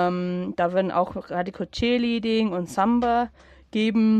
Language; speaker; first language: German; non-native, fluent; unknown